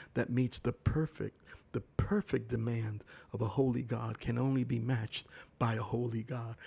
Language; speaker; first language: English; early bilingual, other home language; Spanish